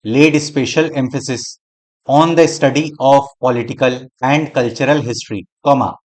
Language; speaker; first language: English; non-native, local second language; Hindi